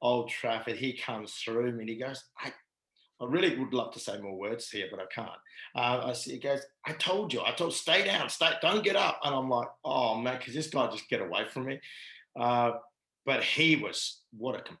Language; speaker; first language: English; native; English